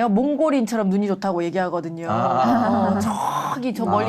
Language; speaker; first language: Korean; native; Korean